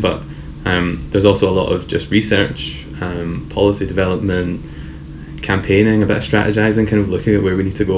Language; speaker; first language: English; native; English